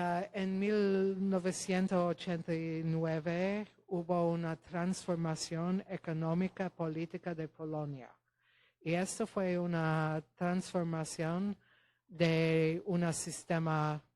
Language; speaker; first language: Spanish; non-native, fluent; Polish